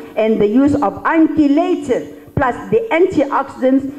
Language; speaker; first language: English; non-native, fluent; Arabic